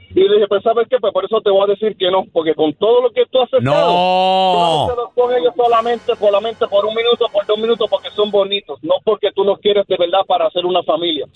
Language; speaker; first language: Spanish; native; Spanish